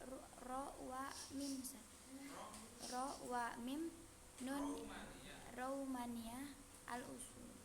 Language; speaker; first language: Arabic; non-native, learner; Indonesian